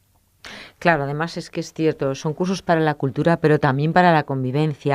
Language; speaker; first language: Spanish; native; Spanish